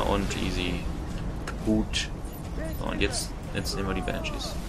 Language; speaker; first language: German; native; German